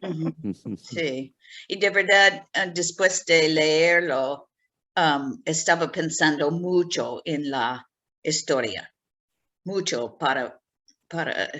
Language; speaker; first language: Spanish; non-native, learner; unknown